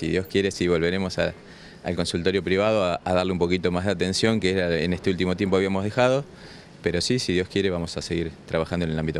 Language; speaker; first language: Spanish; native; Spanish